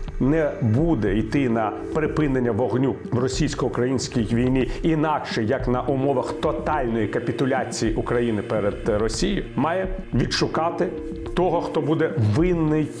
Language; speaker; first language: Ukrainian; native; Ukrainian